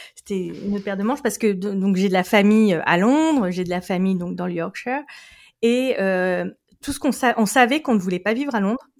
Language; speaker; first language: French; native; French